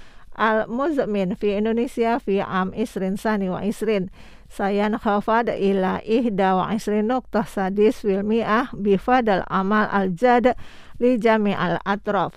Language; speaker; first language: Arabic; non-native, fluent; Indonesian